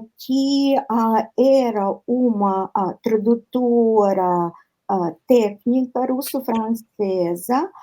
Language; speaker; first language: Portuguese; non-native, fluent; Russian